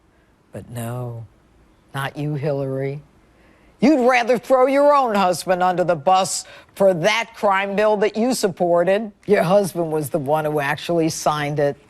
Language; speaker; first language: English; native; English